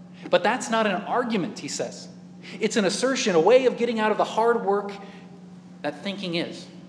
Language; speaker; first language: English; native; English